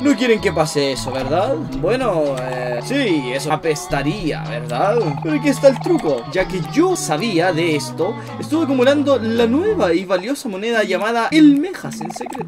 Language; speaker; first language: Spanish; native; Spanish